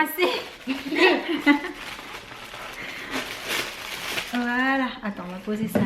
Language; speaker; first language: French; native; French